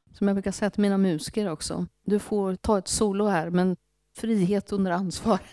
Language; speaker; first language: Swedish; native; Swedish